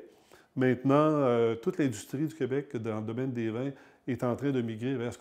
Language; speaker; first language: French; native; French